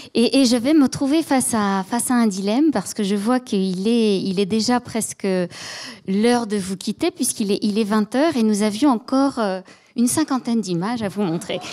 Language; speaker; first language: French; native; French